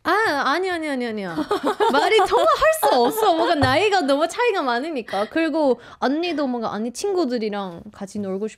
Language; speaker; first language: Korean; non-native, fluent; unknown